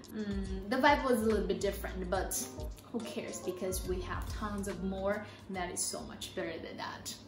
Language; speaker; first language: English; non-native, fluent; Chinese